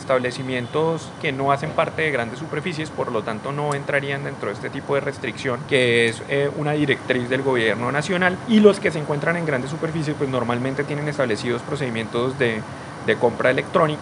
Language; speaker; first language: Spanish; native; Spanish